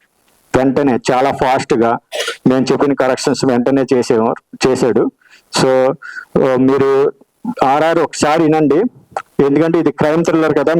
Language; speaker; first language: Telugu; native; Telugu